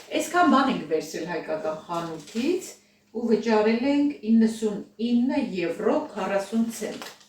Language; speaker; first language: Armenian; native; Armenian